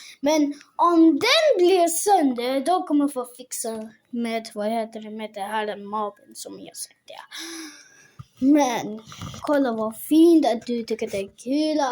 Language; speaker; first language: Swedish; non-native, local second language; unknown